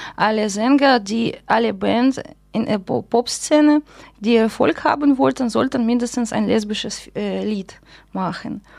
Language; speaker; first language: German; non-native, fluent; Russian